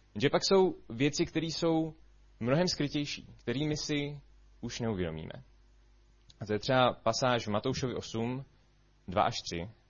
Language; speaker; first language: Czech; native; Czech